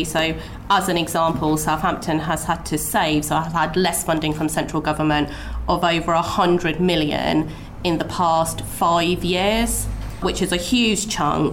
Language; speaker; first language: English; native; English